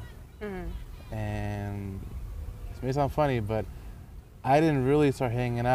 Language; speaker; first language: English; early bilingual, other home language; Persian